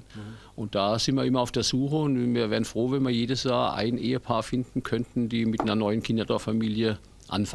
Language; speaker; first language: German; native; German